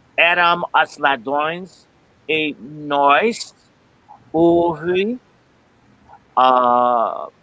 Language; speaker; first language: Portuguese; non-native, learner; English